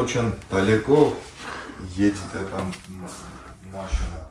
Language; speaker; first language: Russian; non-native, learner; Armenian